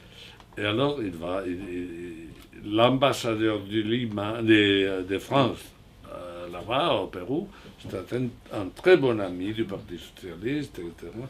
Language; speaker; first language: French; non-native, fluent; Spanish